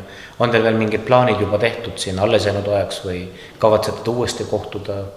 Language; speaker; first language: Estonian; native; Estonian